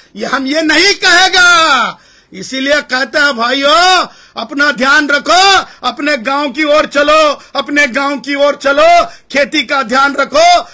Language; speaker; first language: Hindi; non-native, local second language; Marathi